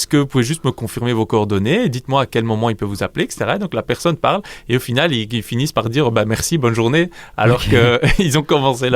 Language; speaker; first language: French; native; French